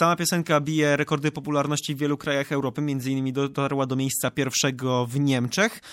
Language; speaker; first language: Polish; native; Polish